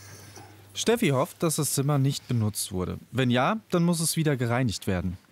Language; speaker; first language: German; early bilingual, other home language; Croatian